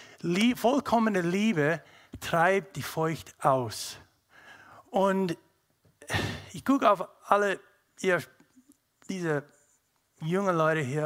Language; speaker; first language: German; non-native, learner; English